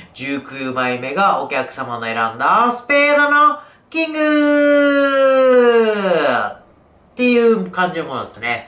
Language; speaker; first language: Japanese; native; Japanese